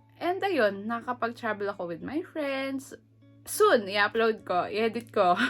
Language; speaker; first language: Filipino; native; Filipino